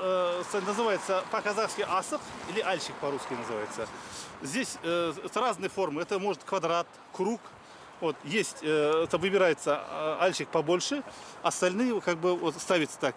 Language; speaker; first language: Russian; non-native, local second language; Kazakh